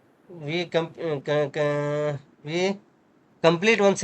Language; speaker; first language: English; non-native, learner; Urdu